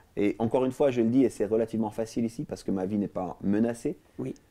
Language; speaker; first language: French; native; French